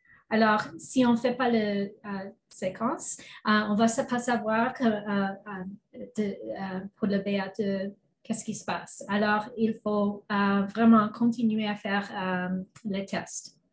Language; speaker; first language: French; non-native, learner; English